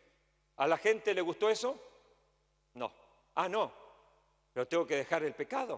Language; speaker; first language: Spanish; native; Spanish